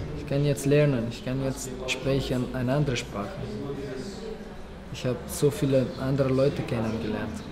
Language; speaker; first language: German; non-native, learner; Persian